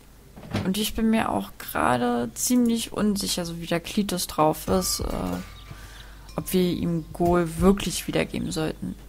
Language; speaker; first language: German; native; German